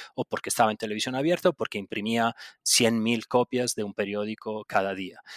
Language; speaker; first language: Spanish; non-native, local second language; Italian